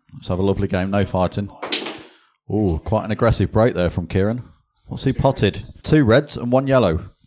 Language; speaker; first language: English; native; English